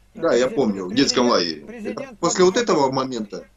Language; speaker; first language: Russian; native; Russian